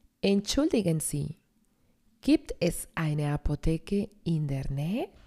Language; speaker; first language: German; non-native, fluent; Spanish